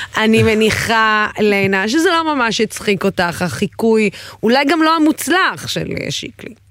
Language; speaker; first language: Hebrew; non-native, local second language; Arabic